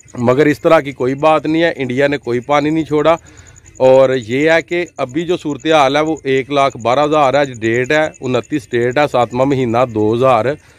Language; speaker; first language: Urdu; non-native, local second language; Punjabi